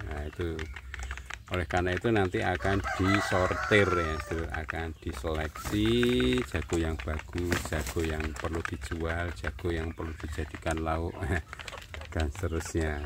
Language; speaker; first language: Indonesian; native; Indonesian